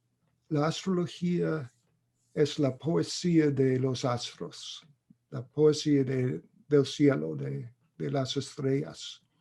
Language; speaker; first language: Spanish; non-native, fluent; English